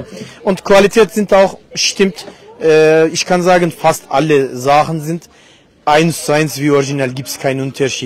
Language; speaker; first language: German; non-native, fluent; Turkish